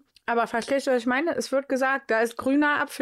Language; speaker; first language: German; native; German